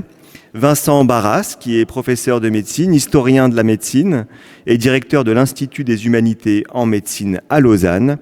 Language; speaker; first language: French; native; French